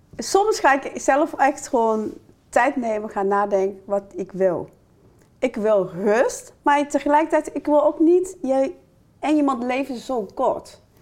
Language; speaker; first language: Dutch; non-native, fluent; Chinese